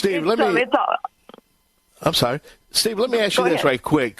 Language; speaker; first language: English; native; English